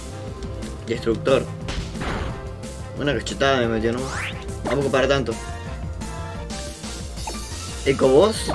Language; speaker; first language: Spanish; native; Spanish